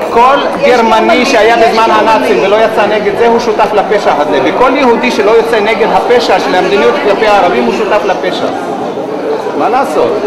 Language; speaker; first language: Hebrew; non-native, local second language; Arabic